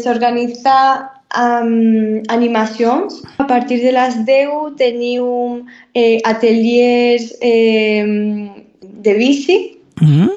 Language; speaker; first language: Catalan; non-native, learner; Spanish